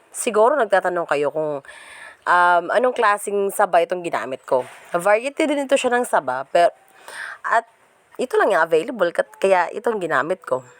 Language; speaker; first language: Filipino; non-native, local second language; Cebuano